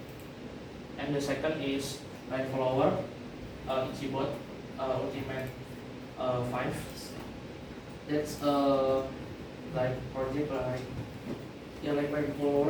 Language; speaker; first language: English; non-native, learner; Indonesian